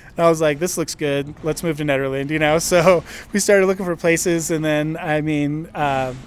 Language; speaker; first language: English; native; English